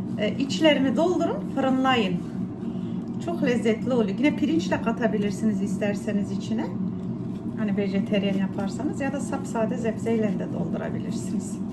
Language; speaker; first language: Turkish; native; Turkish